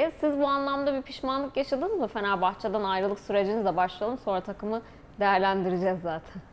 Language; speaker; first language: Turkish; native; Turkish